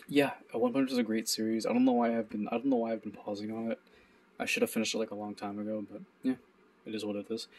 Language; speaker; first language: English; native; English